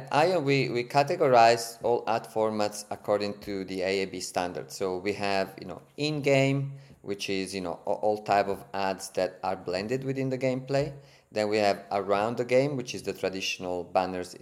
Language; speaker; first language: English; non-native, fluent; Italian